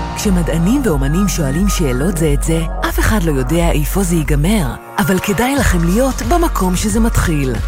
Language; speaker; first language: Hebrew; native; Hebrew